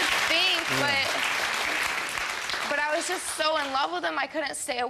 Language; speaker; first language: English; native; English